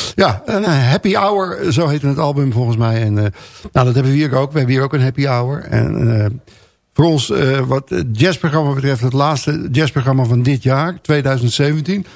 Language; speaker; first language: Dutch; native; Dutch